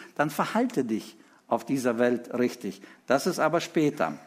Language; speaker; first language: German; early bilingual, other home language; Russian